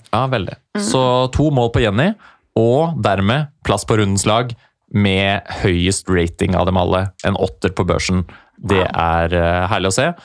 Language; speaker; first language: Norwegian; native; Norwegian